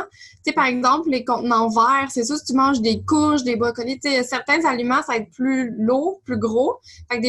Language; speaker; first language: French; native; French